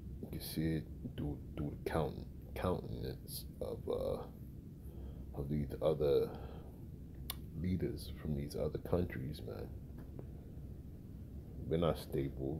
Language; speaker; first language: English; native; English